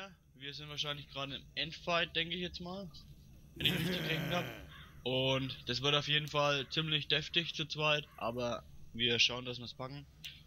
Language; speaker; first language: German; native; German